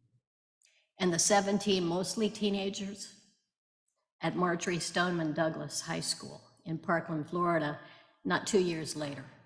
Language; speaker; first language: English; native; English